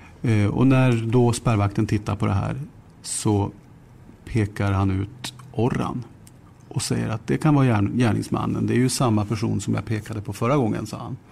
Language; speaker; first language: Swedish; native; Swedish